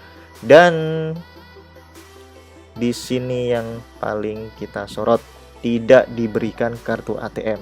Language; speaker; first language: Indonesian; native; Indonesian